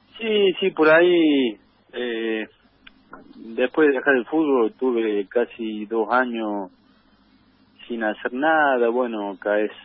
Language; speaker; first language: Spanish; native; Spanish